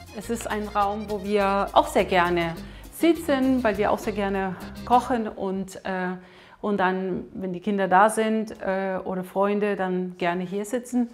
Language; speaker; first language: German; non-native, fluent; Spanish